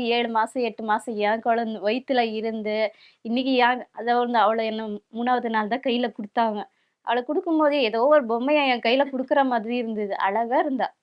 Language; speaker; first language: Tamil; non-native, local second language; Kannada